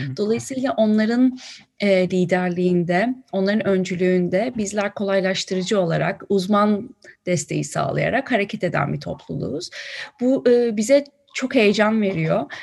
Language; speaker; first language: Turkish; native; Turkish